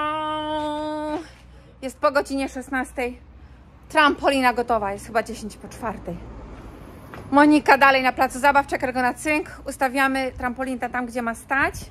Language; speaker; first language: Polish; native; Polish